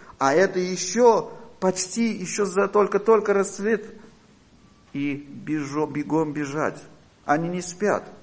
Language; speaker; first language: Russian; non-native, fluent; Armenian